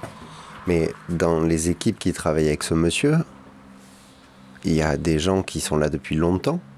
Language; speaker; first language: French; native; French